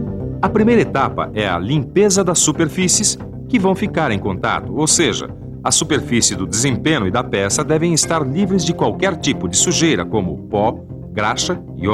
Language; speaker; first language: Portuguese; native; Portuguese